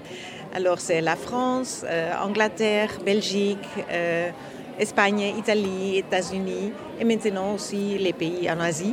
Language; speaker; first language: French; non-native, fluent; Dutch